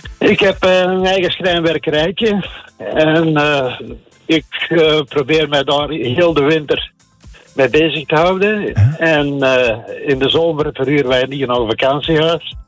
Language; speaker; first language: Dutch; native; Dutch